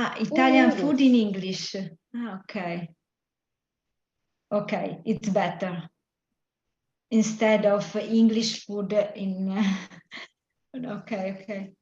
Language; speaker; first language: English; non-native, learner; Italian